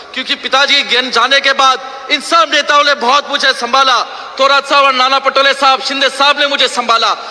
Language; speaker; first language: Hindi; non-native, local second language; Marathi